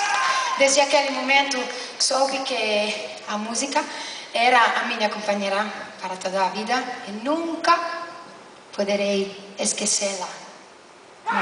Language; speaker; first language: Portuguese; non-native, learner; Italian